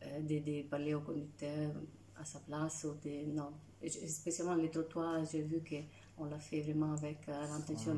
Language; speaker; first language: French; non-native, fluent; Italian